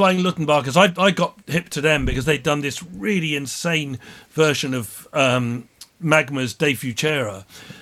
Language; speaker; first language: English; native; English